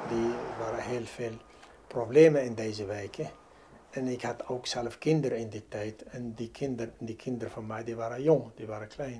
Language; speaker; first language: Dutch; non-native, learner; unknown